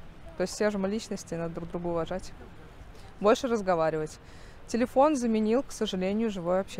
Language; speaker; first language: Russian; native; Russian